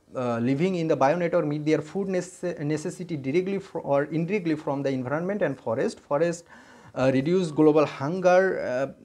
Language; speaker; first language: English; non-native, local second language; Bangla